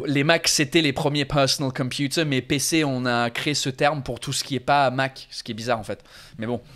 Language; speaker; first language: French; non-native, fluent; English